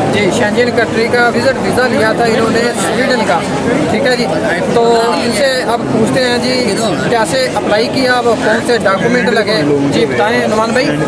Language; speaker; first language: Urdu; non-native, local second language; Punjabi